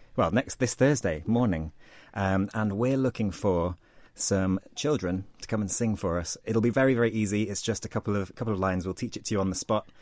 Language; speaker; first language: English; non-native, fluent; Portuguese